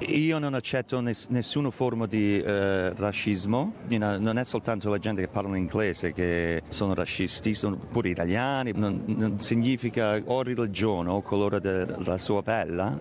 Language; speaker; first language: Italian; early bilingual, heritage; Italian